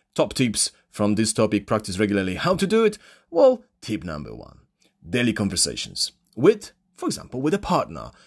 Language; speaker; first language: English; non-native, fluent; Polish